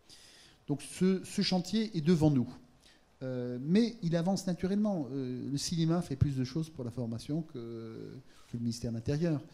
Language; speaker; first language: French; native; French